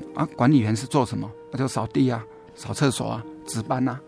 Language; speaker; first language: Chinese; native; Chinese